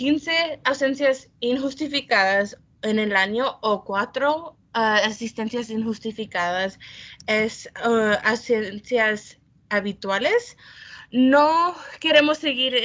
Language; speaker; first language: Spanish; early bilingual, heritage; Spanish